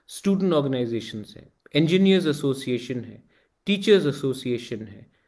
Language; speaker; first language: Hindi; non-native, local second language; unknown